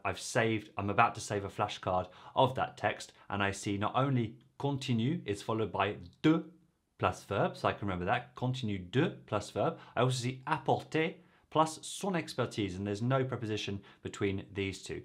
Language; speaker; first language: English; native; English